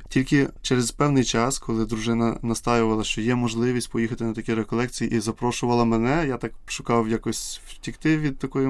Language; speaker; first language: Ukrainian; native; Ukrainian